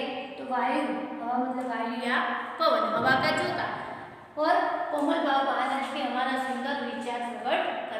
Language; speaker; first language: Hindi; non-native, local second language; Gujarati